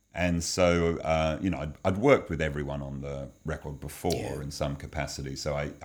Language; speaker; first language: English; native; English